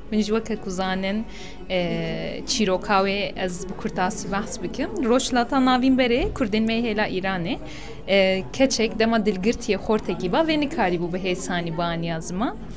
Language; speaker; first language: Kurdish; native; Kurdish